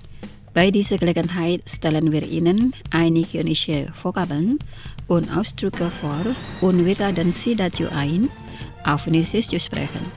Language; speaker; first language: German; non-native, fluent; Indonesian